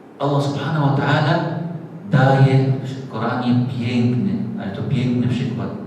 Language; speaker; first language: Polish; non-native, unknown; Arabic